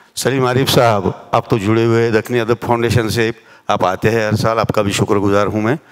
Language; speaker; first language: Hindi; non-native, local second language; Marathi